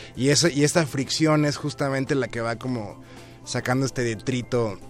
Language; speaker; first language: Spanish; native; Spanish